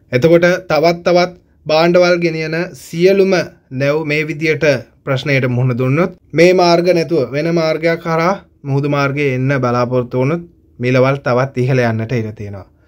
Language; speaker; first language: Sinhala; non-native, local second language; Tamil